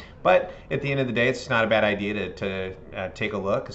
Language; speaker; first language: English; native; English